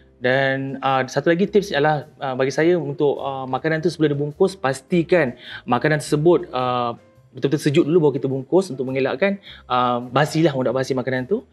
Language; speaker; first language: Malay; native; Malay